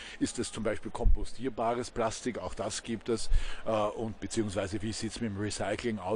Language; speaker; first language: German; native; German